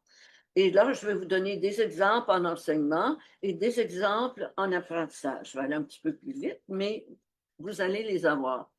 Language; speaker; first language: French; native; French